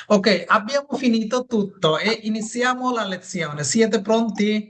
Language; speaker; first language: Italian; non-native, fluent; Bangla